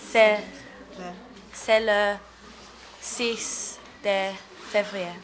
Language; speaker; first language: French; non-native, learner; English